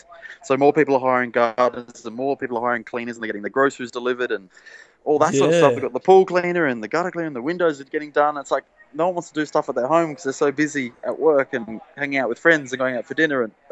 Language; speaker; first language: English; native; English